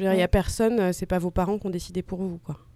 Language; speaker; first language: French; native; French